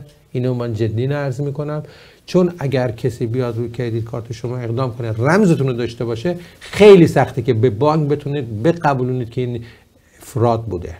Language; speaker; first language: Persian; native; Persian